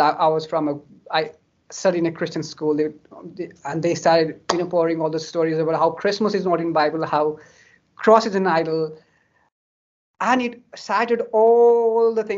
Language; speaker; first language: English; non-native, local second language; Nepali